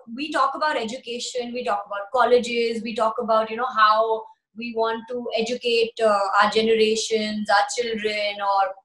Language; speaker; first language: English; early bilingual, other home language; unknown